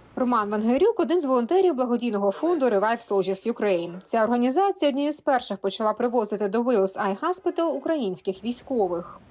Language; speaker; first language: Ukrainian; native; Ukrainian